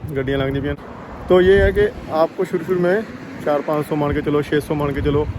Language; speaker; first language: Hindi; non-native, local second language; Punjabi